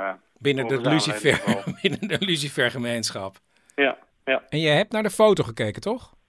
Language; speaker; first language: Dutch; native; Dutch